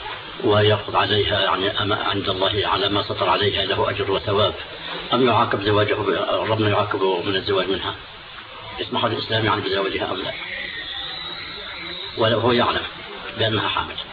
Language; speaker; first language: Arabic; native; Arabic